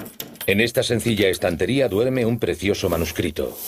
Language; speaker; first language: Spanish; native; Spanish